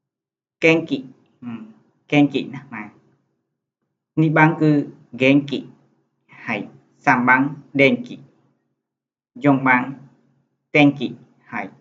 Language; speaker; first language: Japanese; non-native, fluent; Khmer